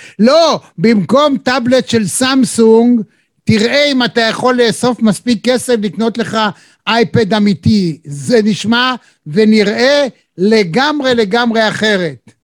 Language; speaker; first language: Hebrew; native; Hebrew